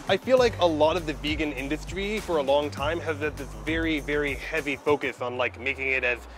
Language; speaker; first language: English; native; English